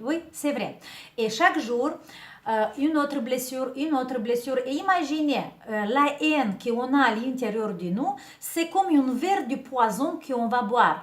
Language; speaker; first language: French; non-native, fluent; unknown